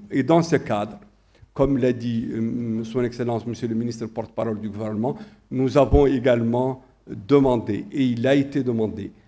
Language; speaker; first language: French; non-native, local second language; Arabic